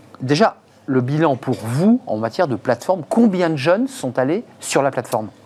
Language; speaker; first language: French; native; French